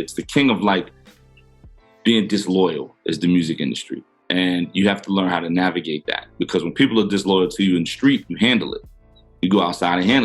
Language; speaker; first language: English; native; English